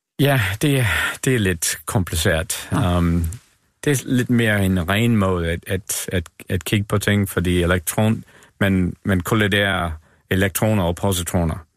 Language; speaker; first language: Danish; non-native, fluent; English